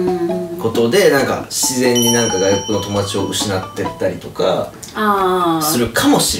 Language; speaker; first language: Japanese; native; Japanese